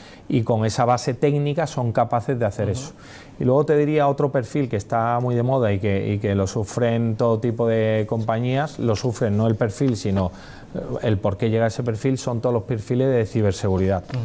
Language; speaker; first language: Spanish; native; Spanish